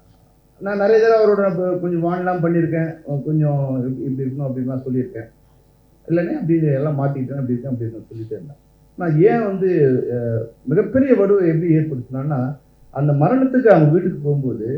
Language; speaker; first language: Tamil; native; Tamil